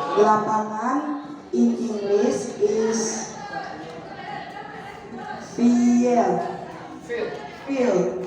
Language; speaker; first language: English; non-native, learner; Indonesian